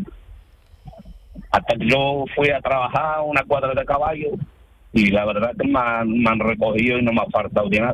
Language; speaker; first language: Spanish; early bilingual, other home language; Arabic